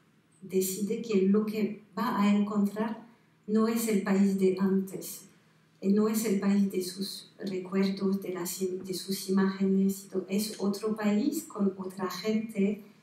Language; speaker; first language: Spanish; non-native, fluent; French